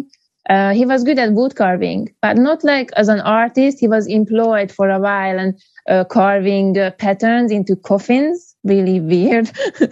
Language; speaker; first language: English; non-native, fluent; Hungarian